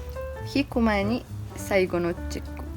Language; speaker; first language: Japanese; non-native, fluent; Serbian